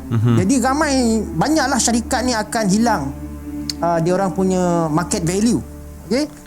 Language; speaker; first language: Malay; native; Malay